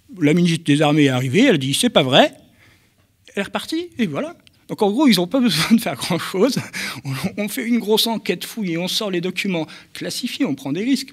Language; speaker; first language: French; native; French